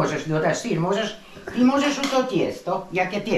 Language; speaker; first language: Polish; non-native, learner; Croatian